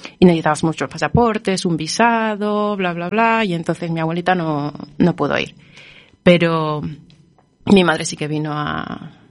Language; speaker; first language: Spanish; native; Spanish